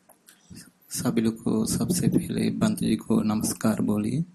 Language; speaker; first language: Hindi; non-native, fluent; Sinhala